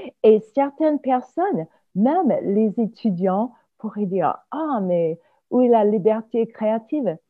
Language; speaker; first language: French; non-native, fluent; English